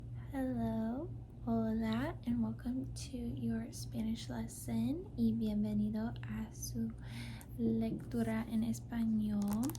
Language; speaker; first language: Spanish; non-native, learner; English